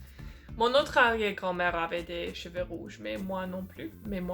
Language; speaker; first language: French; non-native, fluent; English